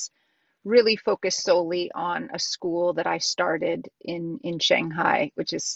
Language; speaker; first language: English; native; English